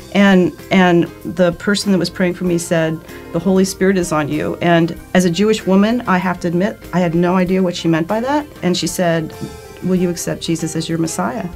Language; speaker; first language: English; native; English